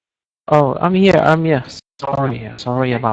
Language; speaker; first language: English; non-native, learner; Vietnamese